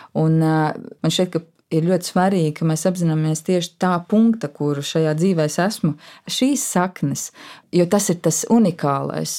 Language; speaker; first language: Latvian; native; Latvian